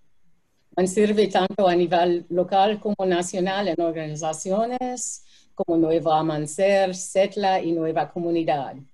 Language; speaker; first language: Spanish; non-native, fluent; English